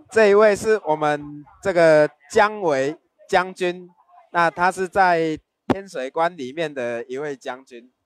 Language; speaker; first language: Chinese; native; Chinese